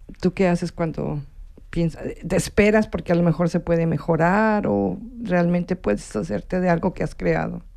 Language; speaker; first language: Spanish; native; Spanish